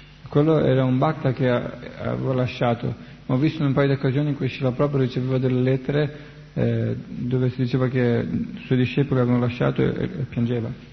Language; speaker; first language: Italian; native; Italian